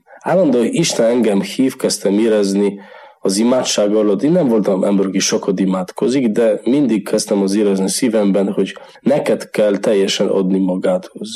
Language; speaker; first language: Hungarian; non-native, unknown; Polish